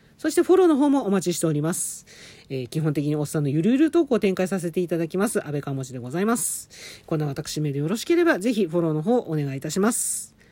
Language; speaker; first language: Japanese; native; Japanese